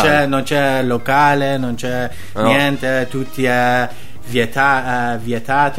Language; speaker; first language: Italian; non-native, learner; Persian